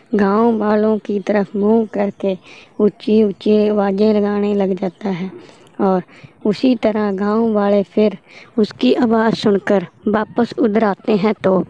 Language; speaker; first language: Hindi; native; Hindi